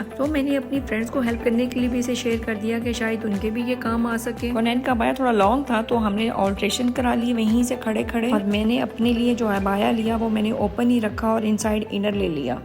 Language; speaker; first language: Urdu; native; Urdu